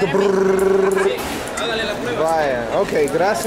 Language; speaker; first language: Spanish; non-native, learner; English